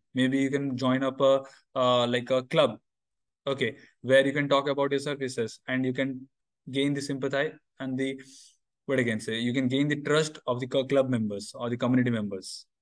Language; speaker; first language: English; non-native, local second language; Odia